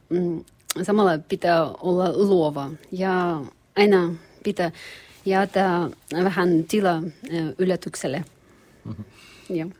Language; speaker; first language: Finnish; non-native, learner; Russian